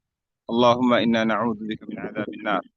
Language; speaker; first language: Arabic; non-native, fluent; Swahili